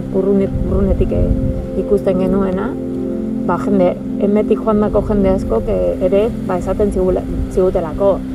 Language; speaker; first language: Basque; non-native, fluent; Spanish